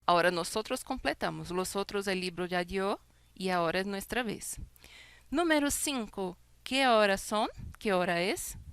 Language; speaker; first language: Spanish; non-native, fluent; Portuguese